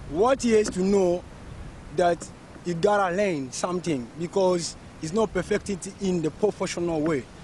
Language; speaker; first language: English; non-native, fluent; Lingala